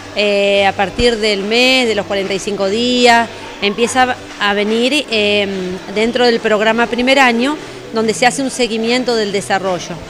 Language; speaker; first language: Spanish; native; Spanish